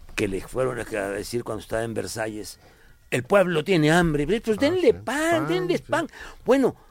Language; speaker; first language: Spanish; native; Spanish